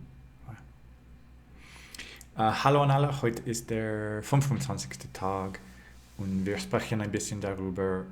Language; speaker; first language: German; non-native, learner; English